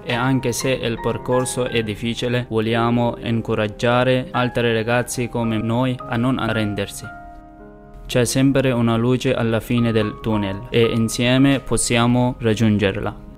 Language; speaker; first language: Italian; non-native, fluent; Persian